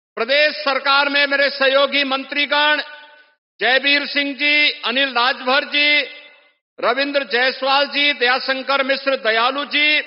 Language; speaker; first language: Hindi; native; Hindi